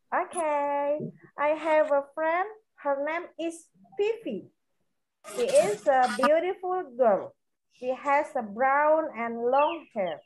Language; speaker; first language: English; non-native, learner; Indonesian